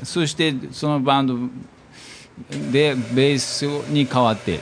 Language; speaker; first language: Japanese; non-native, fluent; English